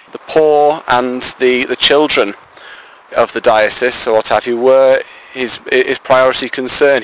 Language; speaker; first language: English; native; English